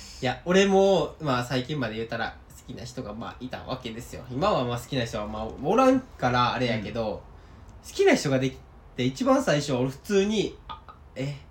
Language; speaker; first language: Japanese; native; Japanese